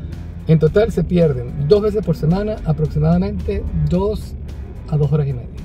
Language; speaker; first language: Spanish; native; Spanish